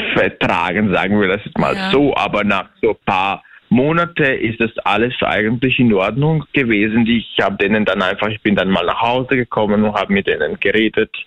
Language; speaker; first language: German; non-native, fluent; Bosnian